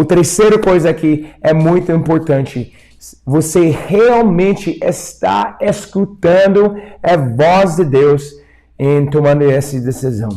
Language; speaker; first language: Portuguese; non-native, fluent; English